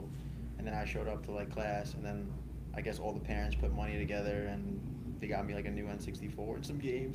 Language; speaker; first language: English; native; English